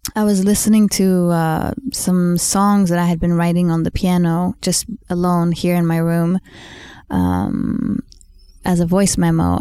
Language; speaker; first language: English; non-native, fluent; Swedish